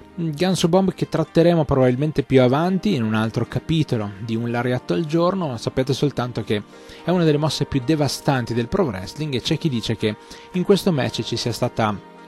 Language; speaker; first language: Italian; native; Italian